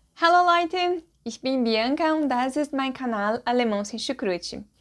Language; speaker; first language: German; non-native, fluent; Portuguese